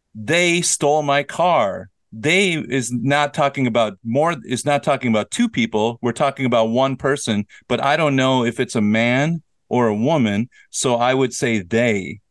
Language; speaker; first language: English; native; English